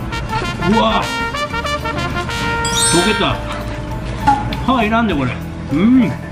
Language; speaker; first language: Japanese; native; Japanese